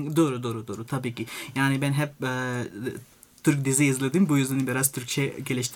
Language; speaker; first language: Turkish; non-native, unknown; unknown